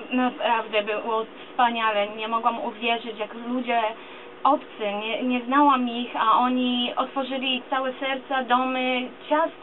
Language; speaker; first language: Polish; early bilingual, other home language; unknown